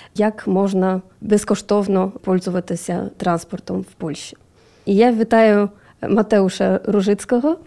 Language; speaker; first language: Ukrainian; non-native, local second language; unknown